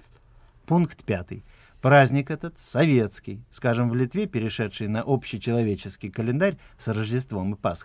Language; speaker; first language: Russian; native; Russian